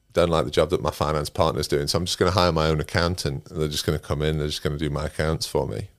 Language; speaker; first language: English; native; English